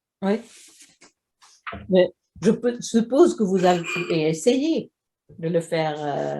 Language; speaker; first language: French; non-native, fluent; Swedish